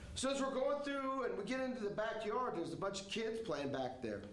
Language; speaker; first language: English; native; English